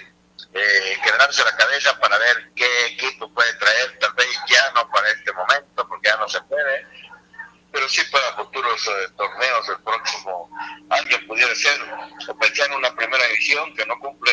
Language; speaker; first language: Spanish; native; Spanish